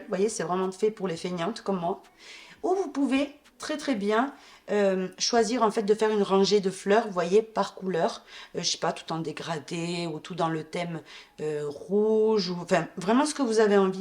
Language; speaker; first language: French; native; French